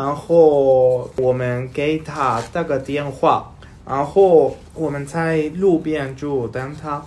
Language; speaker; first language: Chinese; non-native, learner; Spanish